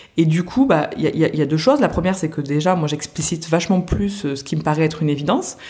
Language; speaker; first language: French; native; French